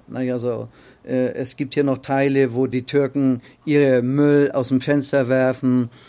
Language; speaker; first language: German; native; German